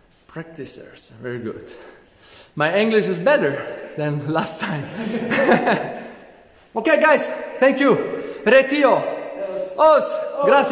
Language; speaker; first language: English; non-native, learner; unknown